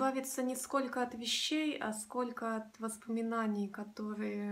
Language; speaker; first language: Russian; native; Russian